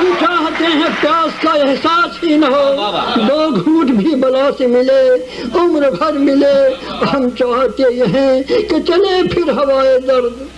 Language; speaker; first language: Urdu; native; Urdu